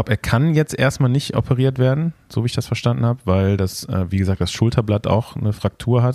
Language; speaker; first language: German; native; German